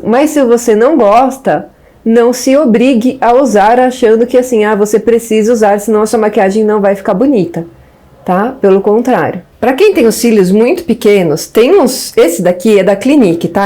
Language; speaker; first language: Portuguese; native; Portuguese